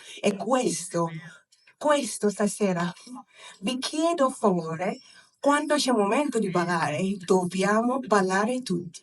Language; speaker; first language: Italian; early bilingual, other home language; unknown